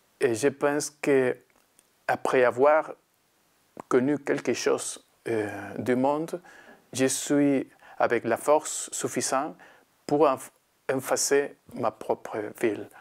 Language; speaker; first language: French; non-native, learner; Spanish